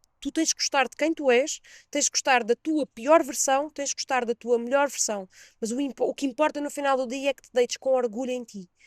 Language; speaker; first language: Portuguese; native; Portuguese